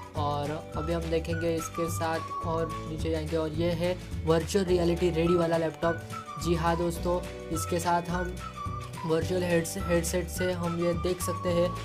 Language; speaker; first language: Hindi; non-native, local second language; Marathi